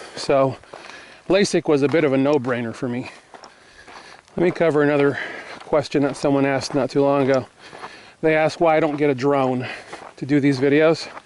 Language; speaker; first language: English; native; English